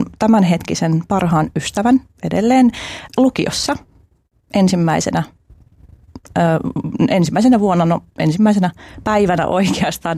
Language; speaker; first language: Finnish; early bilingual, other home language; Albanian